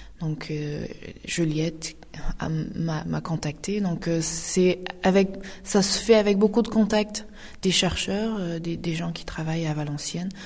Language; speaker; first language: French; non-native, fluent; Uyghur